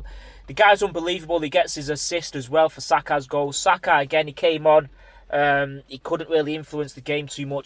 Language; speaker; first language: English; native; English